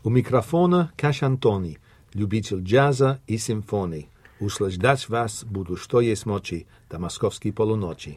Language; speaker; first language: Russian; non-native, fluent; English